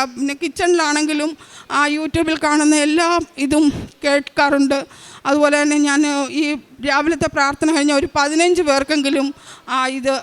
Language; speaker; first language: Malayalam; native; Malayalam